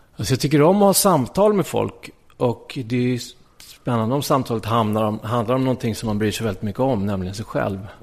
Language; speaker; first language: Swedish; native; Swedish